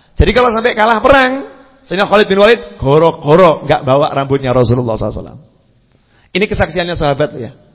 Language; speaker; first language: Indonesian; native; Indonesian